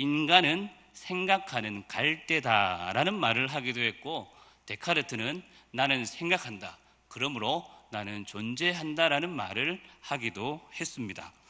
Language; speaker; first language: Korean; native; Korean